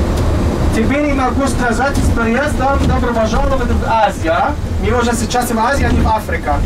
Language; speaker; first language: Russian; non-native, learner; Arabic